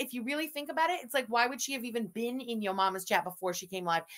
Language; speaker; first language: English; early bilingual, other home language; French